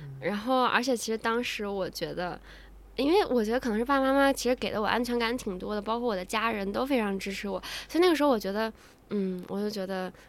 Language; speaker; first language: Chinese; native; Chinese